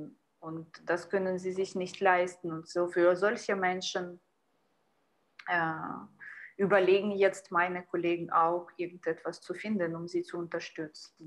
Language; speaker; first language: German; non-native, fluent; Ukrainian